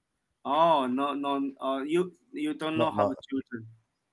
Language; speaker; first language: English; non-native, learner; Chinese